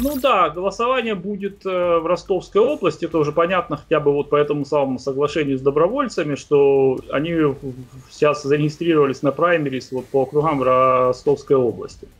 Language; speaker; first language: Russian; native; Russian